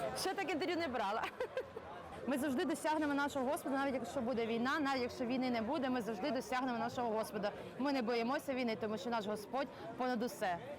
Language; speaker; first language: Ukrainian; native; Ukrainian